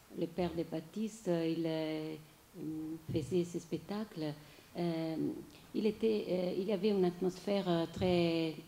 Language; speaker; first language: French; non-native, fluent; Italian